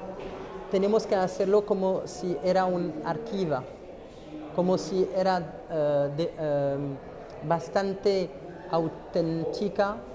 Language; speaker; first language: Spanish; non-native, fluent; French